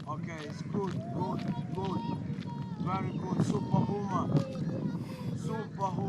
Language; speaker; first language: English; non-native, learner; Swahili